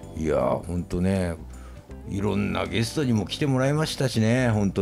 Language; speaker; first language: Japanese; native; Japanese